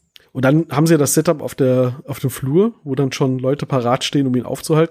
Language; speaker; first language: German; native; German